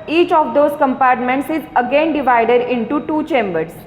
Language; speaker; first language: English; non-native, local second language; Marathi